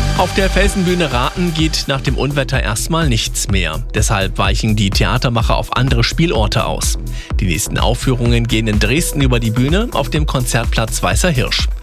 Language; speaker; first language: German; native; German